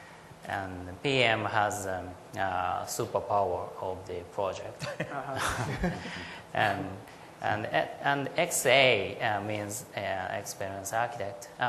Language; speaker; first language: English; non-native, learner; Japanese